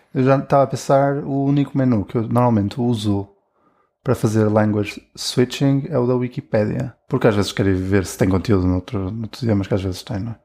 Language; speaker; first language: Portuguese; native; Portuguese